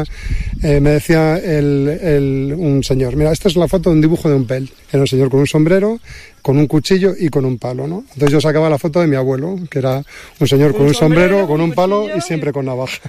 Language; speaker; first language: Spanish; native; Spanish